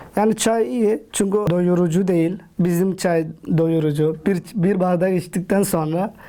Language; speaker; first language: Turkish; non-native, fluent; Urdu